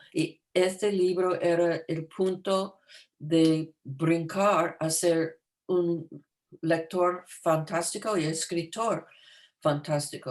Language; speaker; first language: Spanish; non-native, fluent; English